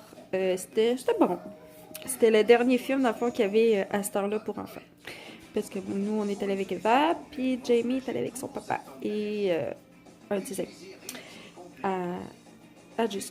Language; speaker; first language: French; native; French